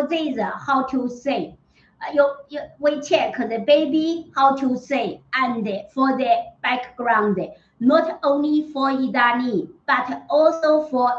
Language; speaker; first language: English; non-native, learner; Chinese